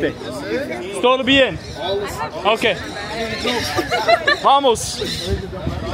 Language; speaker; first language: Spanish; non-native, learner; English